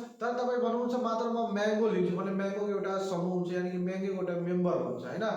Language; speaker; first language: Nepali; non-native, local second language; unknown